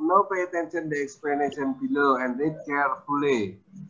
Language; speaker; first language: English; non-native, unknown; Indonesian